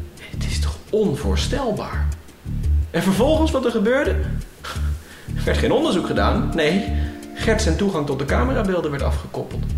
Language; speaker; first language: Dutch; native; Dutch